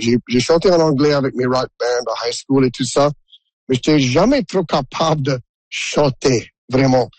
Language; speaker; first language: French; non-native, local second language; English